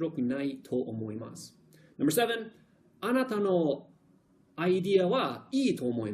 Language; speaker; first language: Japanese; non-native, fluent; English